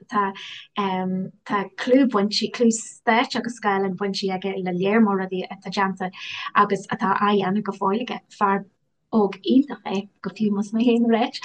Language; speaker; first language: Irish; non-native, local second language; English